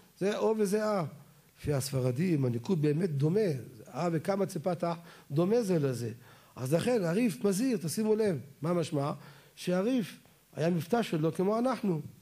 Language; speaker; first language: Hebrew; native; Hebrew